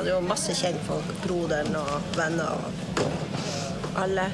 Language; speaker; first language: Norwegian; native; Norwegian